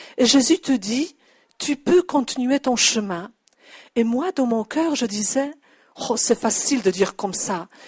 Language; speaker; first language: French; non-native, fluent; Polish